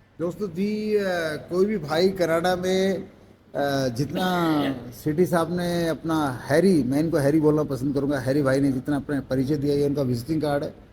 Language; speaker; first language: Hindi; native; Hindi